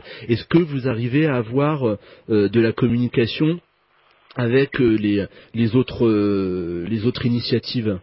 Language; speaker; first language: French; native; French